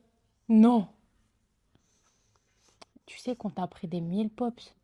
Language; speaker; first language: French; native; French